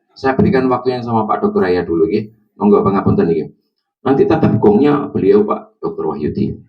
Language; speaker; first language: Indonesian; non-native, local second language; Javanese